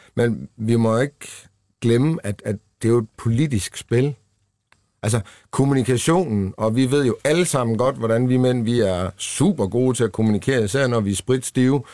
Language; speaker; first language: Danish; native; Danish